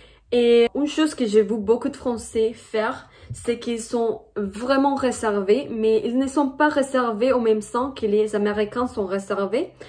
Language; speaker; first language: French; non-native, fluent; Spanish